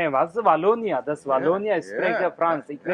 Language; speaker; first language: Dutch; non-native, learner; Hindi